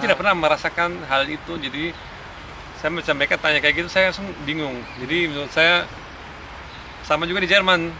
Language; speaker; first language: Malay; early bilingual, other home language; German